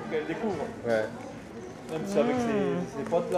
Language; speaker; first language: French; early bilingual, other home language; Lao